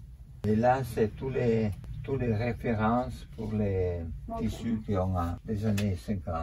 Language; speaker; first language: French; non-native, fluent; Italian